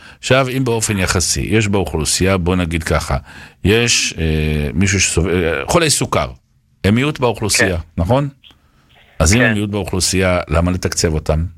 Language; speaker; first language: Hebrew; native; Hebrew